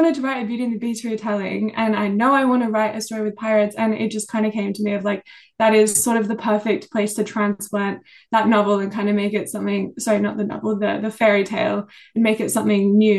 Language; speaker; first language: English; native; English